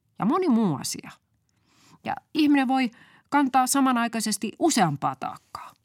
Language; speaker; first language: Finnish; native; Finnish